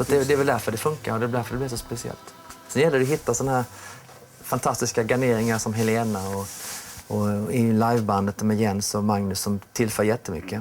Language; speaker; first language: Swedish; native; Swedish